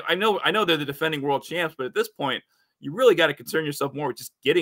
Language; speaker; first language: English; native; English